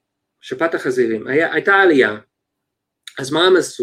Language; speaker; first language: Hebrew; non-native, fluent; English